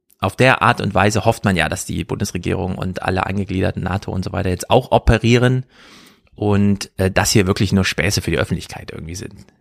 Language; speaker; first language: German; native; German